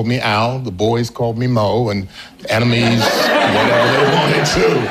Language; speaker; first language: English; native; English